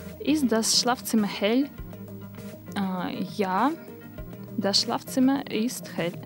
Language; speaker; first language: German; non-native, learner; Russian